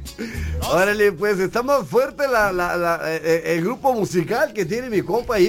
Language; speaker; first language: Spanish; native; Spanish